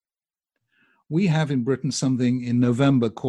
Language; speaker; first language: English; native; English